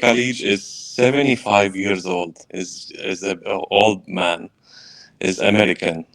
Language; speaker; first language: English; non-native, learner; Arabic